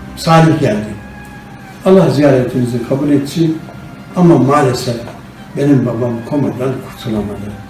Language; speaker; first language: Turkish; non-native, local second language; Arabic